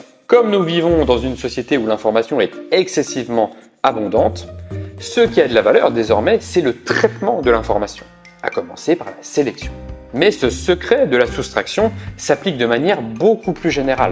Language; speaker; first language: French; native; French